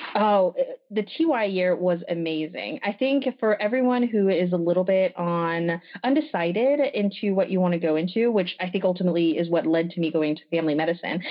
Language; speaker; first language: English; early bilingual, other home language; French